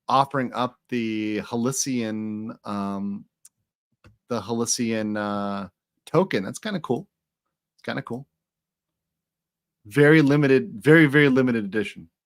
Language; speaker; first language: English; native; English